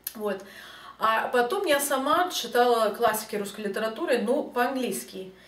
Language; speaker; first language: Russian; early bilingual, heritage; Russian